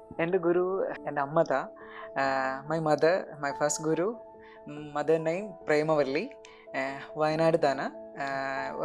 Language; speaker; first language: Tamil; non-native, learner; Malayalam